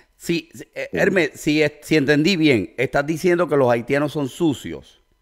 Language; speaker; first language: Spanish; native; Spanish